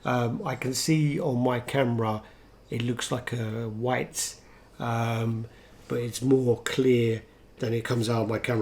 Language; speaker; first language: English; native; English